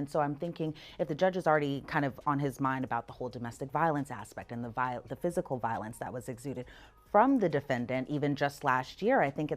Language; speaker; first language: English; native; English